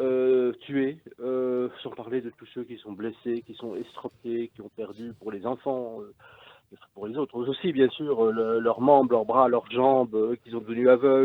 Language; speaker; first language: French; native; French